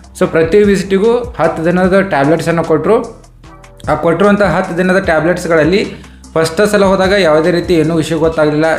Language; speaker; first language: Kannada; native; Kannada